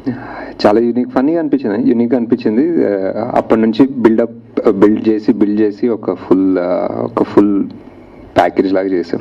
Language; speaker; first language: Telugu; native; Telugu